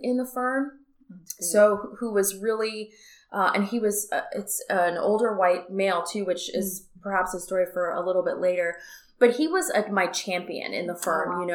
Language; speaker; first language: English; native; English